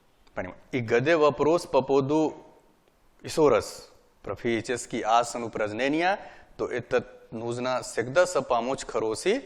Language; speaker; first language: Russian; non-native, learner; Hindi